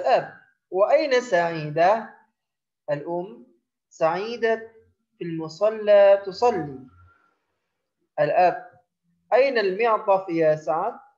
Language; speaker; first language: Arabic; non-native, fluent; Indonesian